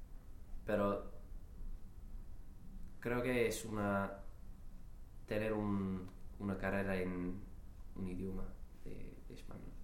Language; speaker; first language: Spanish; non-native, learner; English